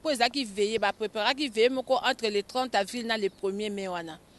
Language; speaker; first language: French; non-native, local second language; Lingala